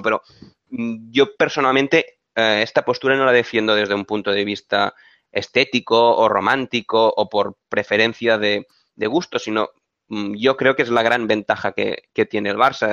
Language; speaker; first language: Spanish; native; Spanish